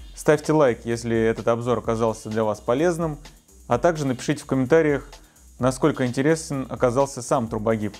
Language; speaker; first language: Russian; native; Russian